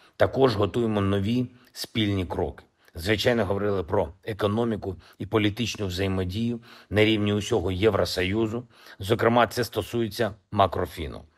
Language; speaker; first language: Ukrainian; non-native, local second language; Russian